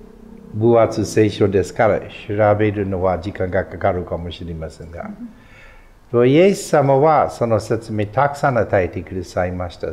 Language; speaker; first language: Japanese; non-native, fluent; English